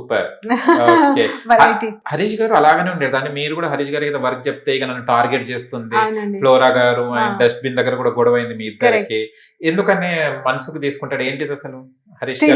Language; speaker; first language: Telugu; native; Telugu